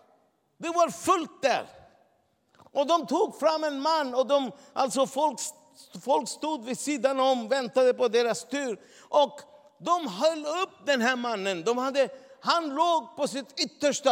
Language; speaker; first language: Swedish; non-native, fluent; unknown